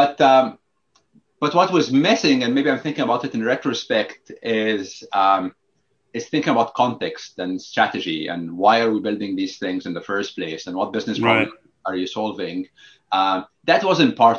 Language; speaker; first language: English; non-native, fluent; Arabic